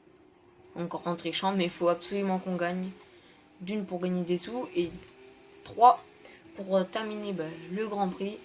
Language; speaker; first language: French; native; French